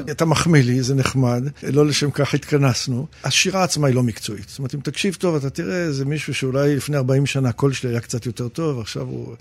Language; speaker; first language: Hebrew; early bilingual, other home language; English